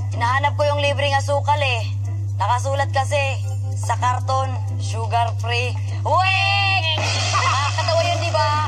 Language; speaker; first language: Filipino; native; Filipino